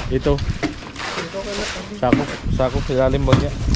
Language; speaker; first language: Filipino; native; Filipino